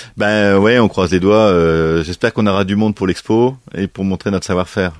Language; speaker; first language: French; native; French